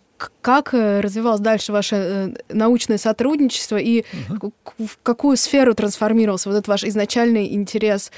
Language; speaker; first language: Russian; native; Russian